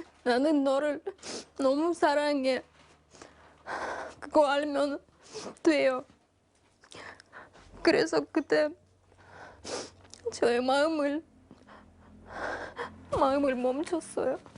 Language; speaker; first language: Korean; non-native, learner; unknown